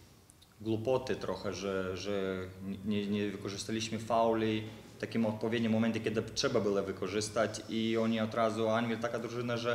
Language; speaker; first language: Polish; non-native, fluent; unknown